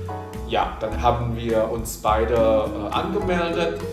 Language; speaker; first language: German; non-native, fluent; Indonesian